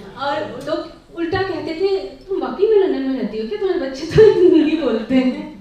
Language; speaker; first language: Hindi; native; Hindi